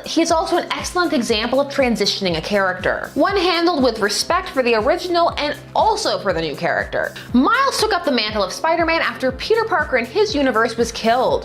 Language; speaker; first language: English; native; English